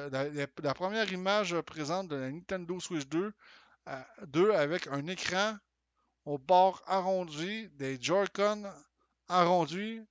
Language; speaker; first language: French; native; French